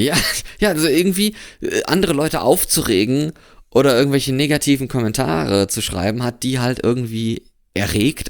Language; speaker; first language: German; native; German